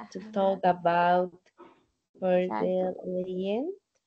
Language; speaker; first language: English; non-native, learner; Spanish